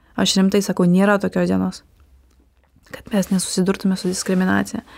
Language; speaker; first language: Lithuanian; non-native, local second language; Romany